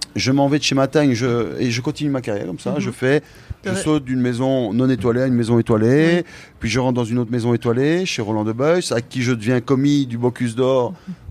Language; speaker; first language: French; native; French